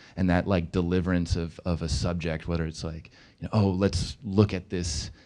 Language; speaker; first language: English; native; English